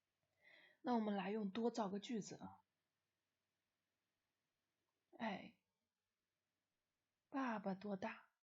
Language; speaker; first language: Chinese; non-native, fluent; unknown